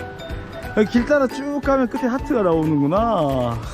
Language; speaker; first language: Korean; native; Korean